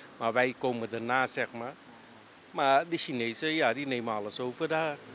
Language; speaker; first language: Dutch; early bilingual, other home language; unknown